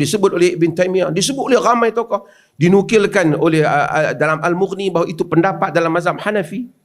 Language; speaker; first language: Malay; native; Malay